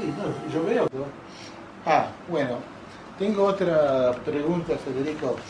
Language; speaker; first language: Spanish; non-native, fluent; English